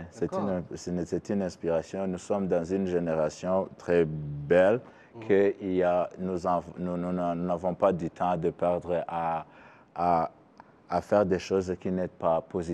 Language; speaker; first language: French; non-native, learner; Kinyarwanda